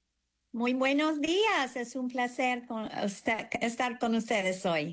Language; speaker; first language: Spanish; non-native, fluent; English